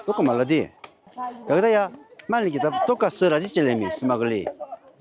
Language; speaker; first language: Russian; non-native, learner; Korean